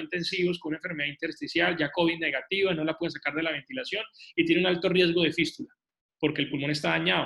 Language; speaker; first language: Spanish; native; Spanish